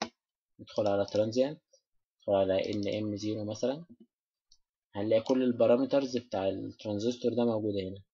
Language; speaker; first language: Arabic; native; Arabic